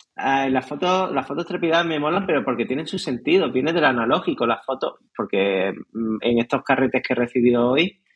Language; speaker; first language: Spanish; native; Spanish